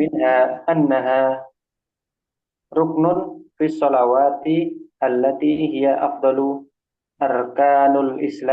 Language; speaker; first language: Arabic; non-native, learner; Indonesian